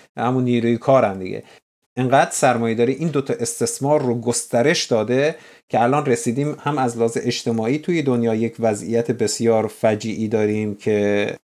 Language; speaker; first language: Persian; native; Persian